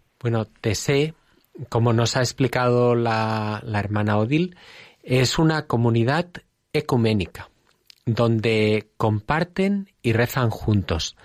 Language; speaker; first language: Spanish; native; Spanish